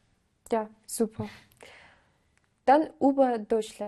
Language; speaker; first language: German; non-native, learner; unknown